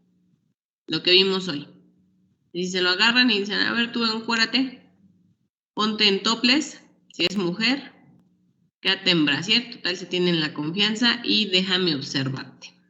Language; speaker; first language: Spanish; native; Spanish